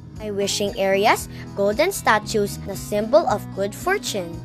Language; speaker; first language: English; non-native, local second language; Filipino